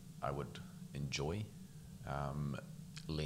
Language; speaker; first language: English; native; English